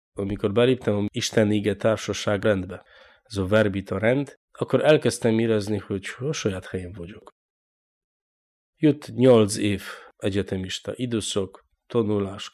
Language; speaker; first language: Hungarian; non-native, learner; Polish